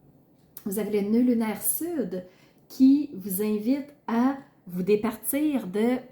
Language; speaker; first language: French; native; French